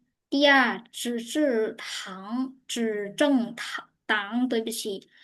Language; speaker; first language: Chinese; non-native, fluent; Khmer